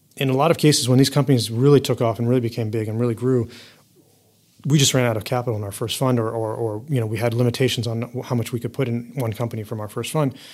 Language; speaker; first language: English; native; English